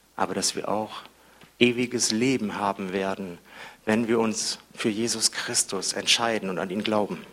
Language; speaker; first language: German; native; German